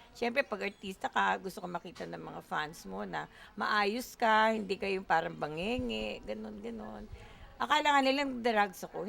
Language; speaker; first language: Filipino; native; Filipino